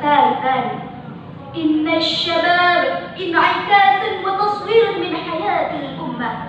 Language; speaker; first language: Arabic; non-native, fluent; Indonesian